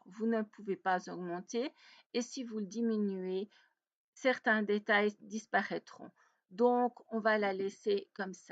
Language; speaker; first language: French; native; French